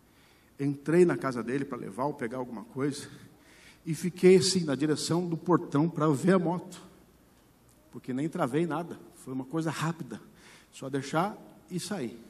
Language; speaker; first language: Portuguese; native; Portuguese